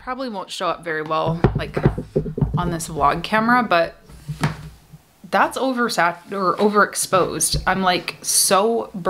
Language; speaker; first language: English; native; English